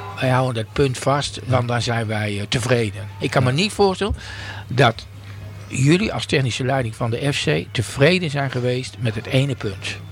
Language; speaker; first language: Dutch; native; Dutch